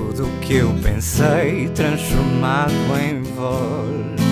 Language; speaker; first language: Portuguese; native; Portuguese